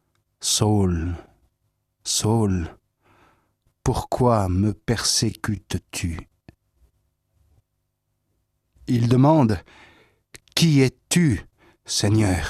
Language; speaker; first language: French; native; French